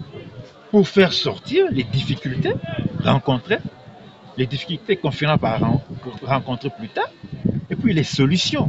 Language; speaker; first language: French; non-native, local second language; Lingala